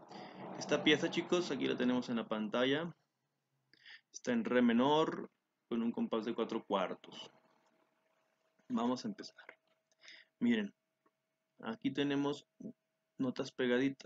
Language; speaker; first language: Spanish; native; Spanish